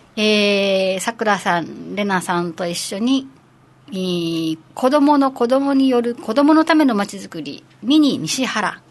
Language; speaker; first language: Japanese; native; Japanese